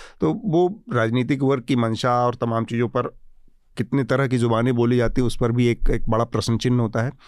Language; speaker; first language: Hindi; native; Hindi